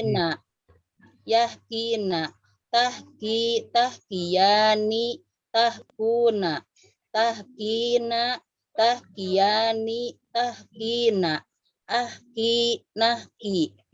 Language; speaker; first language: Arabic; non-native, learner; Indonesian